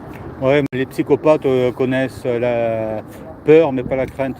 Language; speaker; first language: French; native; French